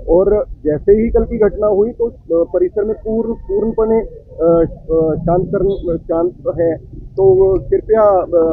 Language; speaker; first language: Hindi; non-native, local second language; Marathi